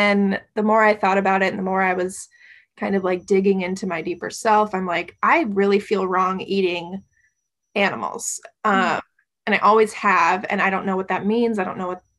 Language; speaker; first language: English; native; English